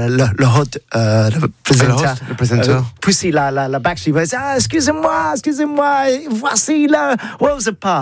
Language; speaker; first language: French; non-native, learner; English